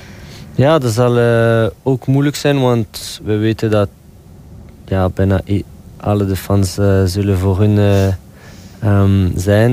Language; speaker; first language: Dutch; non-native, local second language; French